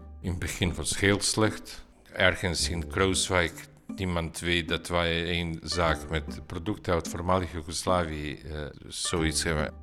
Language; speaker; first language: Dutch; non-native, learner; Bosnian